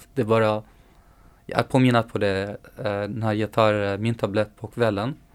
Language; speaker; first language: Swedish; non-native, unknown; Arabic